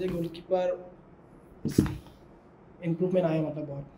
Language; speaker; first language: Hindi; non-native, local second language; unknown